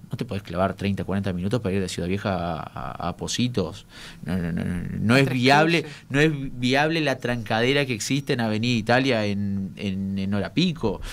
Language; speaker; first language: Spanish; native; Spanish